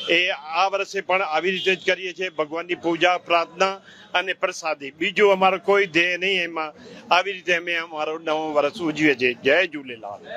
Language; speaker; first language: Gujarati; non-native, local second language; Sindhi